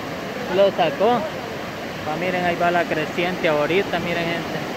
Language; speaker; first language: Spanish; native; Spanish